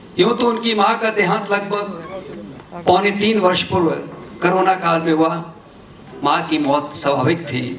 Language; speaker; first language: Hindi; native; Hindi